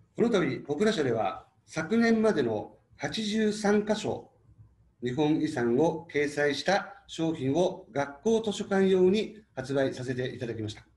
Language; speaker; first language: Japanese; native; Japanese